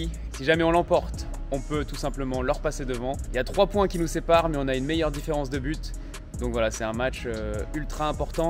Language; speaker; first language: French; native; French